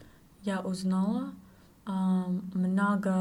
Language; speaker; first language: Russian; non-native, learner; English